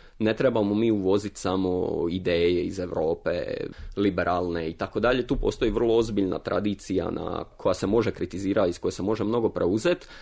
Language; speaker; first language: Croatian; native; Croatian